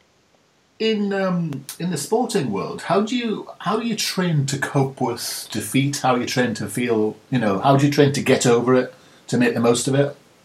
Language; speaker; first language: English; native; English